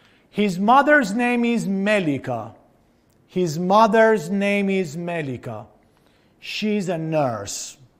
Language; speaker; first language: English; non-native, fluent; Persian